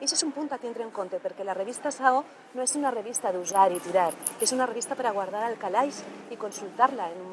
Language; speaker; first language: Catalan; native; Catalan